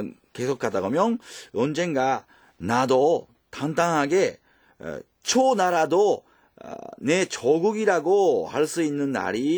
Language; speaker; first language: Korean; early bilingual, heritage; Japanese